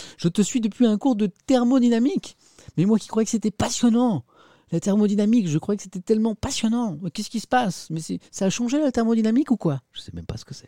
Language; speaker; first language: French; native; French